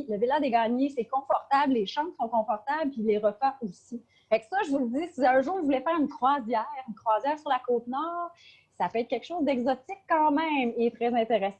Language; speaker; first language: French; native; French